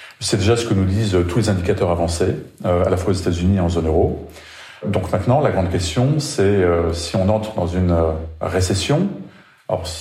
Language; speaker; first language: French; native; French